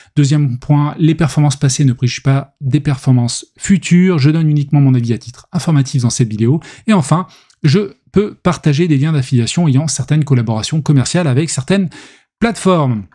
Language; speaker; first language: French; native; French